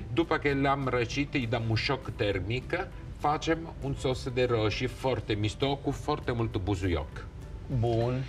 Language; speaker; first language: Romanian; non-native, fluent; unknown